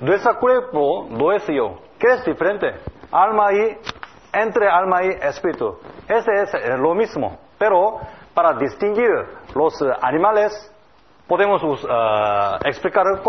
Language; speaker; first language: Spanish; non-native, learner; Korean